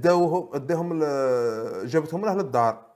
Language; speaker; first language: Arabic; native; Arabic